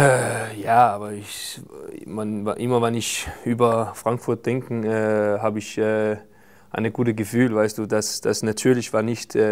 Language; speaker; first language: German; non-native, fluent; Danish